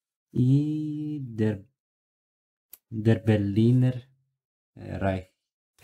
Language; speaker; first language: German; non-native, learner; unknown